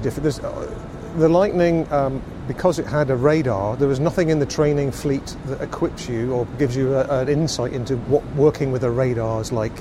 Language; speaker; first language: English; native; English